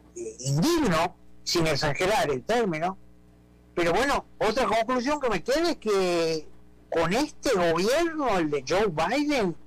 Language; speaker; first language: Spanish; native; Spanish